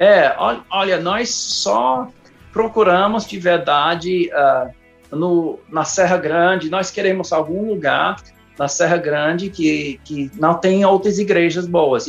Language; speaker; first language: Portuguese; non-native, fluent; English